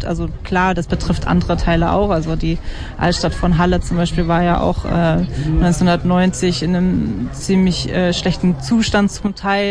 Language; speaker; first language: German; native; German